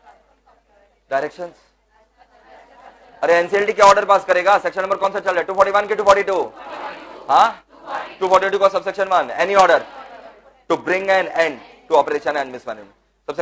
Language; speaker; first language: Hindi; non-native, local second language; Bangla